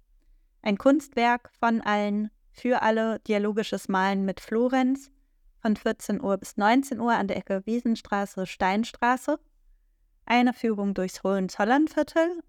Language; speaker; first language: German; native; German